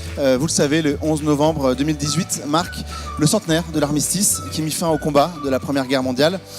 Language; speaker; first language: French; native; French